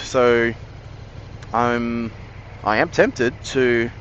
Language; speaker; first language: English; native; English